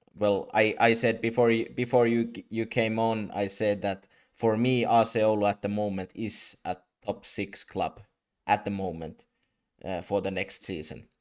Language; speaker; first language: English; non-native, fluent; Finnish